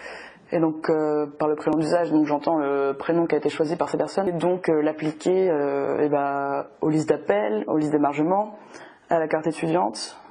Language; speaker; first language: French; native; French